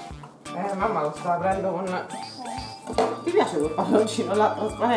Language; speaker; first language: Italian; native; Italian